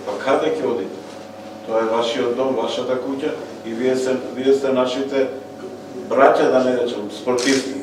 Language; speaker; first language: Macedonian; native; Macedonian